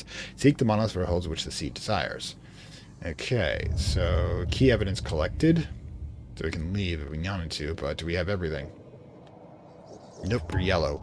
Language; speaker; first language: English; native; English